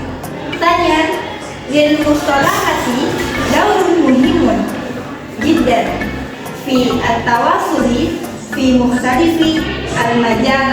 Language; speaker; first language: Arabic; non-native, learner; Indonesian